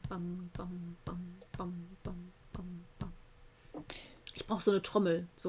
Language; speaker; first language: German; native; German